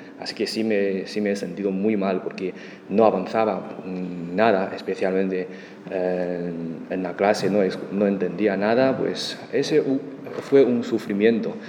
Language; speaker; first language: Spanish; non-native, fluent; Chinese